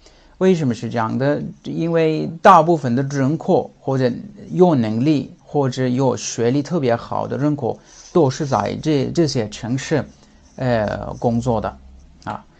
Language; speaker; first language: Chinese; non-native, fluent; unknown